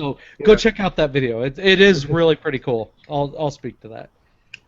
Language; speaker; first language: English; native; English